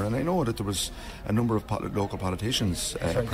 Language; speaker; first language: English; native; English